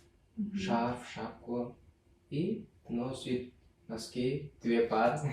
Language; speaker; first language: Russian; non-native, learner; Turkmen